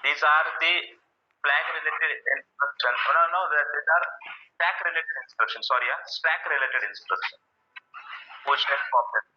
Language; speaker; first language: English; non-native, local second language; Marathi